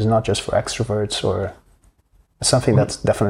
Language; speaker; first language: English; non-native, fluent; Portuguese